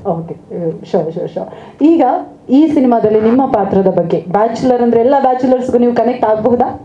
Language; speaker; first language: Kannada; native; Kannada